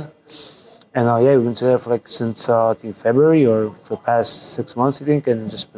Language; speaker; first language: English; native; English